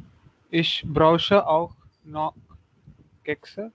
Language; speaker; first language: German; non-native, learner; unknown